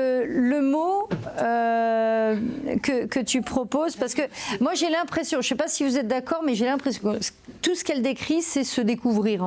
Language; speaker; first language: French; native; French